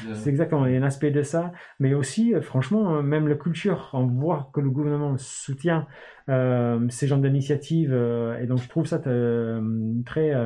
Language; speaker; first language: French; non-native, fluent; English